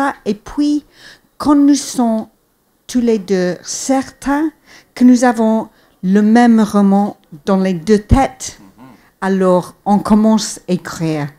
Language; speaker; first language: French; non-native, fluent; English